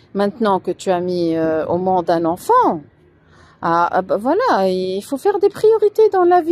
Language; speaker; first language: French; non-native, local second language; Arabic